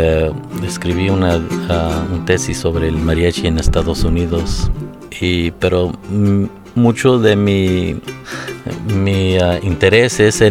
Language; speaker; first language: Spanish; early bilingual, heritage; Spanish